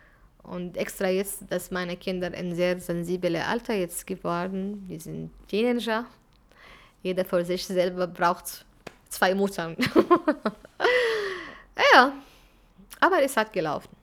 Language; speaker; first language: German; non-native, fluent; Arabic